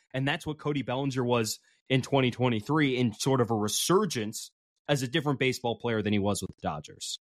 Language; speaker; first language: English; native; English